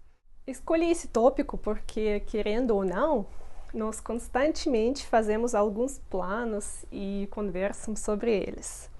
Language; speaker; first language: Portuguese; non-native, fluent; Russian